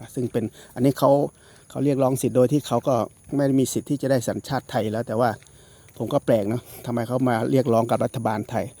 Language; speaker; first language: Thai; non-native, local second language; Northeastern Thai